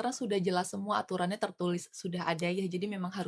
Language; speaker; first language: Indonesian; native; Indonesian